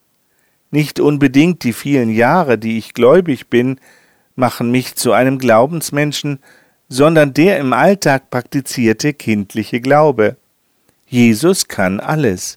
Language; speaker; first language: German; native; German